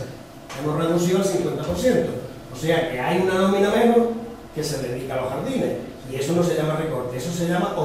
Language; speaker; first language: Spanish; native; Spanish